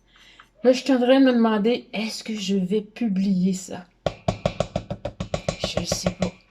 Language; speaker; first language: French; native; French